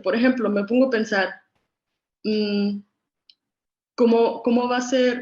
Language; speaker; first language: Spanish; early bilingual, other home language; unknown